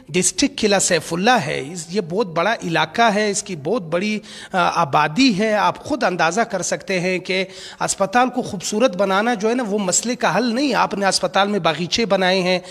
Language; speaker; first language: Urdu; non-native, local second language; Pashto